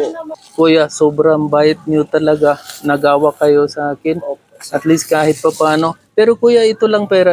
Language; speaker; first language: Filipino; non-native, learner; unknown